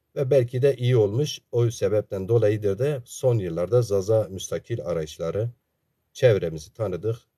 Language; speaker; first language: Turkish; non-native, local second language; Zaza